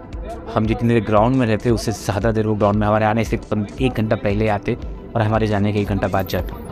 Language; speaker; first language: Hindi; native; Hindi